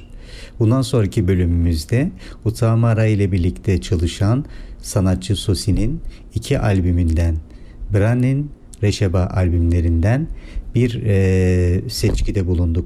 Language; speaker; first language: Turkish; native; Turkish